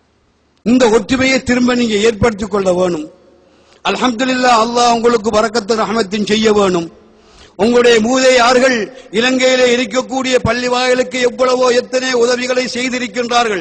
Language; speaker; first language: Tamil; native; Tamil